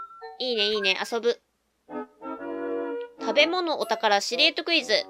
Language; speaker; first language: Japanese; native; Japanese